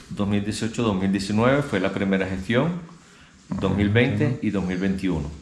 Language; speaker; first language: Spanish; early bilingual, other home language; Japanese